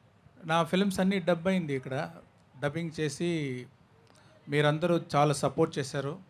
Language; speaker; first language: Telugu; non-native, fluent; Tamil